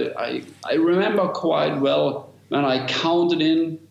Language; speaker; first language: English; non-native, fluent; German